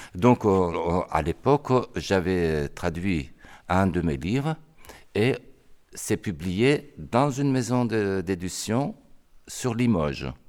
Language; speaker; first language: French; non-native, fluent; Turkish